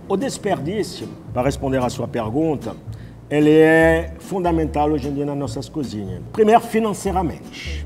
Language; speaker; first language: Portuguese; non-native, fluent; French